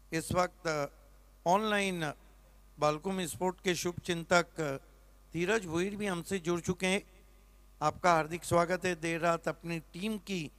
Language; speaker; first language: Hindi; non-native, local second language; Marathi